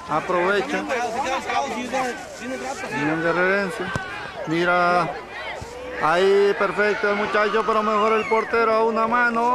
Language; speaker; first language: Spanish; native; Spanish